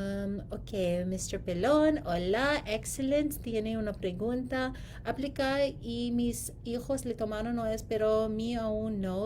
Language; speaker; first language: Spanish; non-native, learner; English